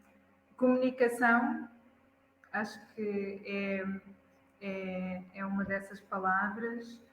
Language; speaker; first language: Portuguese; native; Portuguese